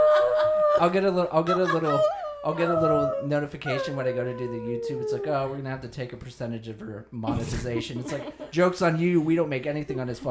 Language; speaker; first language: English; native; English